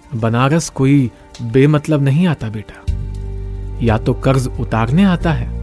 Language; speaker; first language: Hindi; native; Hindi